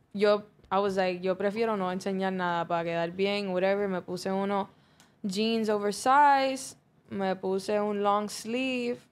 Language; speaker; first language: Spanish; early bilingual, heritage; Spanish